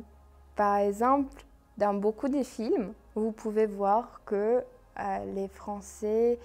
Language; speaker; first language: French; non-native, fluent; Armenian